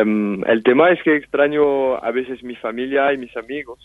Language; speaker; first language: Spanish; non-native, fluent; French